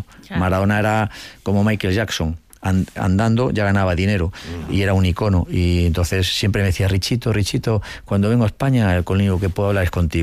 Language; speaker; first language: Spanish; native; Spanish